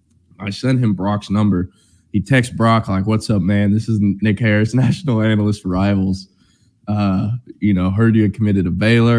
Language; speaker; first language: English; native; English